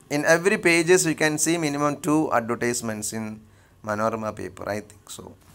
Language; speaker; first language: English; non-native, local second language; Malayalam